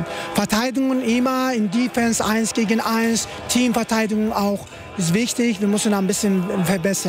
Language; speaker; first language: German; non-native, learner; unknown